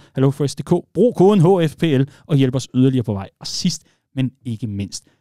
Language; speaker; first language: Danish; native; Danish